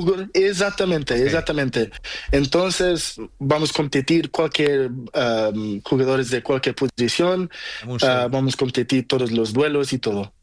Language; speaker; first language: Spanish; non-native, learner; Portuguese